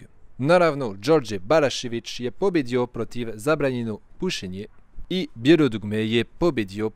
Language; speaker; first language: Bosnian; non-native, fluent; French